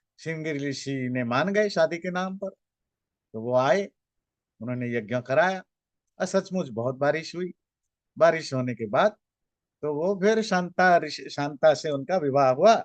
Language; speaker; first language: Hindi; native; Hindi